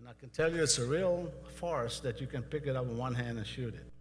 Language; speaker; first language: English; non-native, fluent; Hebrew